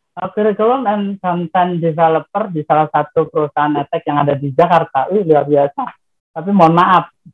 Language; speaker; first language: Indonesian; non-native, local second language; Javanese